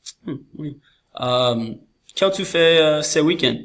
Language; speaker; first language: French; non-native, learner; English